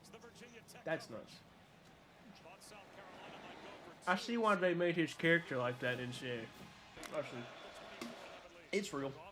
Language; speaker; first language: English; native; English